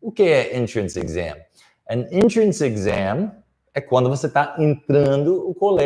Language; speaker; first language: Portuguese; non-native, fluent; English